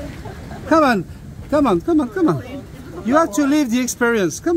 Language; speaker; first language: English; non-native, fluent; French